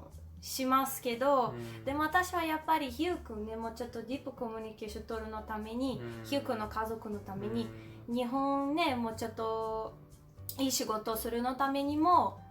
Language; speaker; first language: Japanese; non-native, learner; Portuguese